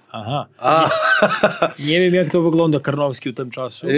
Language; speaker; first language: Polish; non-native, learner; Serbian